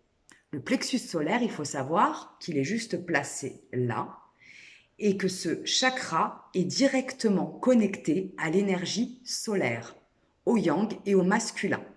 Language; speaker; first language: French; native; French